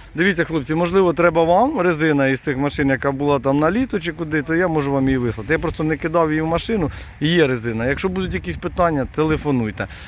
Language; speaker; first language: Ukrainian; non-native, local second language; Russian